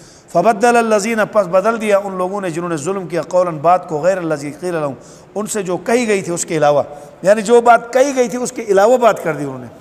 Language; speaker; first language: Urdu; native; Urdu